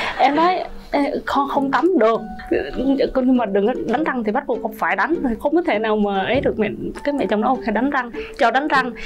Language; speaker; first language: Vietnamese; native; Vietnamese